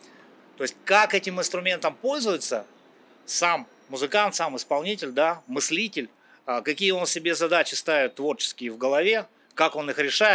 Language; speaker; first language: Russian; native; Russian